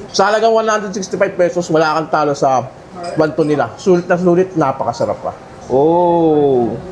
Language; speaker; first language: Filipino; native; Filipino